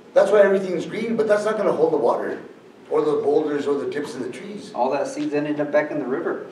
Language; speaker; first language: English; native; English